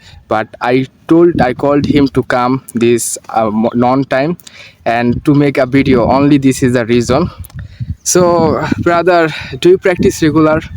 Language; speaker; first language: English; non-native, learner; Bangla